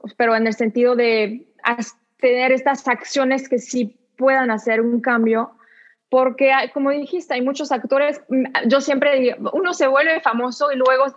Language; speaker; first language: Spanish; non-native, fluent; French